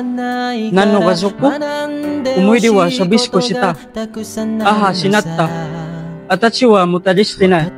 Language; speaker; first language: Japanese; non-native, learner; Filipino